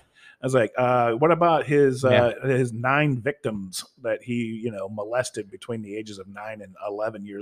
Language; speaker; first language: English; native; English